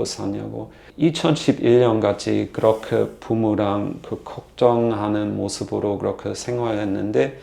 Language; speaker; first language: Korean; non-native, learner; German